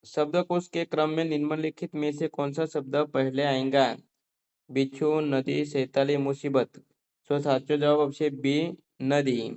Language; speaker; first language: Hindi; non-native, local second language; Gujarati